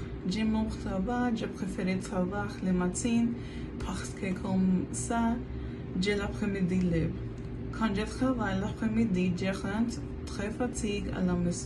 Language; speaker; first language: French; non-native, learner; Spanish